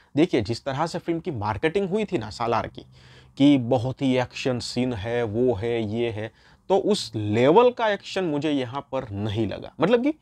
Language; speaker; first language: Hindi; non-native, local second language; Gujarati